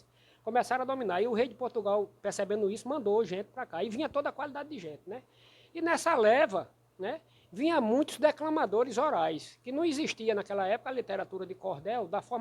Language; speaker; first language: Portuguese; native; Portuguese